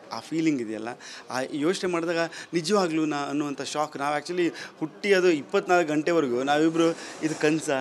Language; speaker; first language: Kannada; native; Kannada